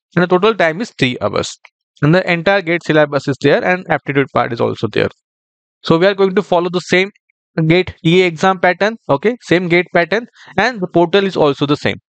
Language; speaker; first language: English; non-native, local second language; Marathi